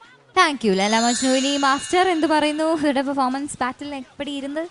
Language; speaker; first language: Malayalam; native; Malayalam